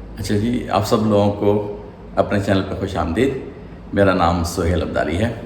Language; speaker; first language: Urdu; native; Urdu